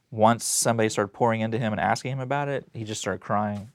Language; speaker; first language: English; native; English